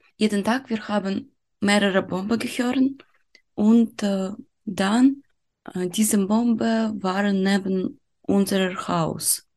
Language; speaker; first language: German; non-native, learner; Ukrainian